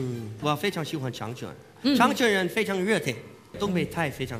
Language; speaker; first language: Chinese; non-native, learner; Danish